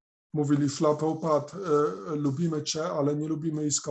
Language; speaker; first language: Polish; native; Polish